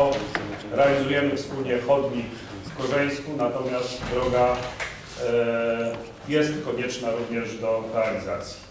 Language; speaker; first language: Polish; native; Polish